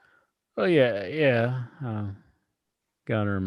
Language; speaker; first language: English; native; English